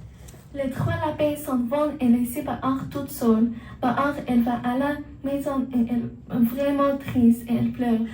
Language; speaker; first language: French; non-native, learner; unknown